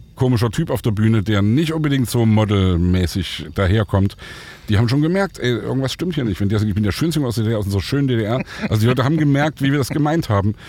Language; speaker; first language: German; native; German